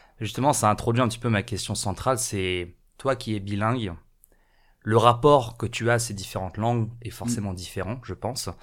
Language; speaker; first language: French; native; French